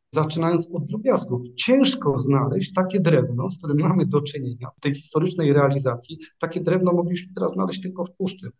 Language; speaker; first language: Polish; native; Polish